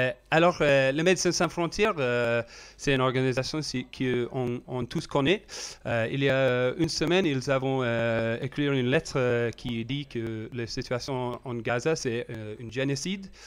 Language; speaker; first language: French; non-native, learner; English